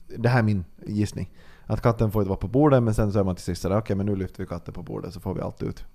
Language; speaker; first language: Swedish; native; Swedish